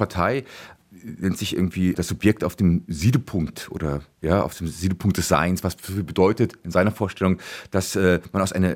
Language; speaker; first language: German; native; German